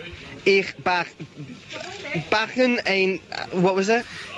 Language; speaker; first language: German; non-native, learner; English